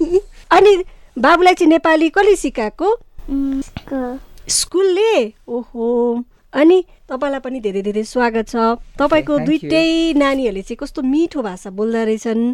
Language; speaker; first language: Nepali; native; Nepali